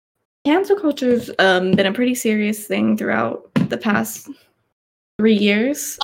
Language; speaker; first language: English; native; English